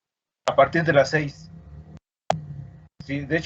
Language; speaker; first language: Spanish; native; Spanish